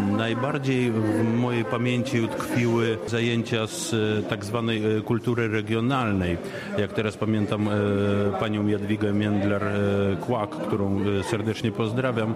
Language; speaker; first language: Polish; early bilingual, heritage; Polish